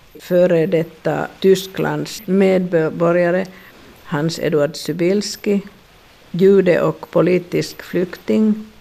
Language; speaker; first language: Swedish; non-native, local second language; Finnish